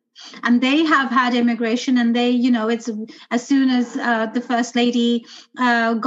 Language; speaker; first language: English; native; English